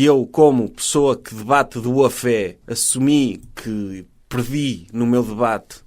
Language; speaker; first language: Portuguese; native; Portuguese